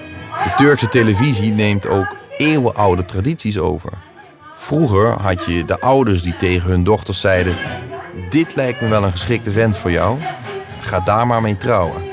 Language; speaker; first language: Dutch; native; Dutch